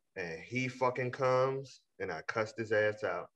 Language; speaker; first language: English; native; English